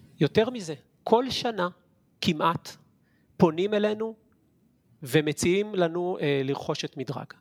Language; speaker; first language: Hebrew; native; Hebrew